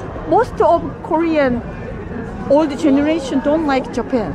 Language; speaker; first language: English; non-native, learner; Korean